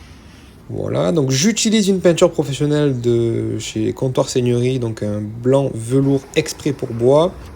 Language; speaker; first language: French; native; French